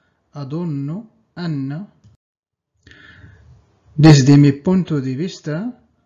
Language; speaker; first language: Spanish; non-native, fluent; Arabic